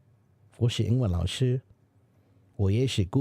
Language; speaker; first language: Chinese; non-native, learner; English